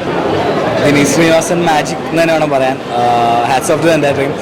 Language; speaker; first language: Malayalam; native; Malayalam